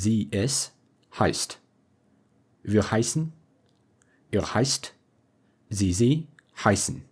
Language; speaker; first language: German; non-native, fluent; English